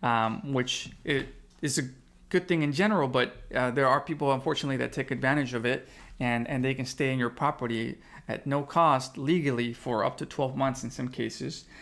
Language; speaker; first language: English; native; English